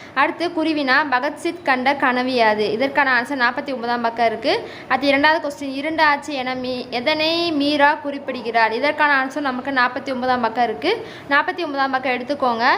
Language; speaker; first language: Tamil; native; Tamil